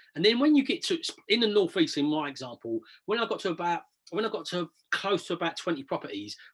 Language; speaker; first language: English; native; English